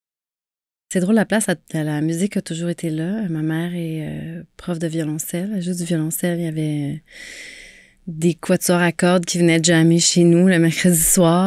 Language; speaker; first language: French; native; French